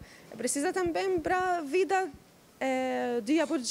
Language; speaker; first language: Portuguese; non-native, learner; Arabic